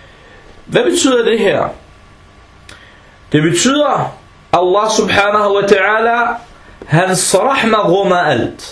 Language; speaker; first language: Danish; early bilingual, other home language; Arabic